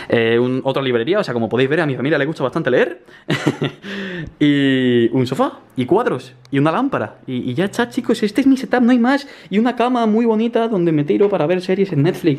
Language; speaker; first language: Spanish; native; Spanish